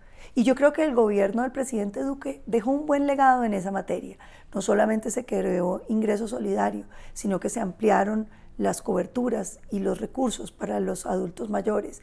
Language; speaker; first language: Spanish; native; Spanish